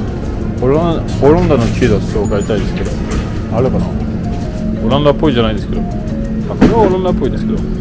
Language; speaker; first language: Japanese; non-native, learner; French